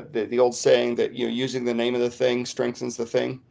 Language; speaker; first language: English; native; English